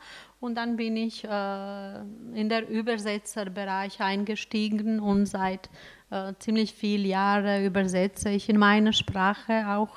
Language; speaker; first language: German; non-native, fluent; Albanian